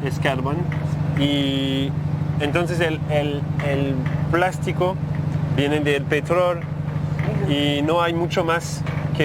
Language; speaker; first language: Spanish; non-native, learner; French